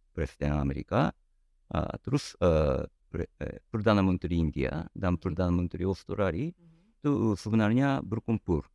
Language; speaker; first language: Indonesian; non-native, fluent; Japanese